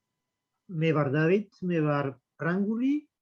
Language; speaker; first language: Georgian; non-native, learner; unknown